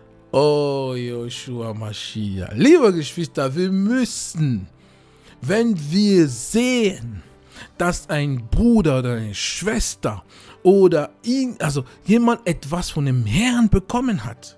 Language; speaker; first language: German; non-native, fluent; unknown